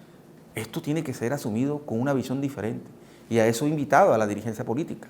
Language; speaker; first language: Spanish; native; Spanish